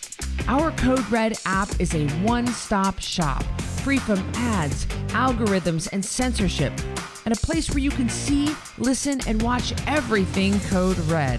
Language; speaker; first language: English; native; English